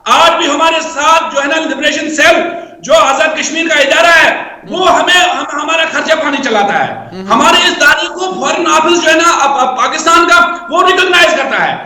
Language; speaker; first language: Urdu; non-native, local second language; Kashmiri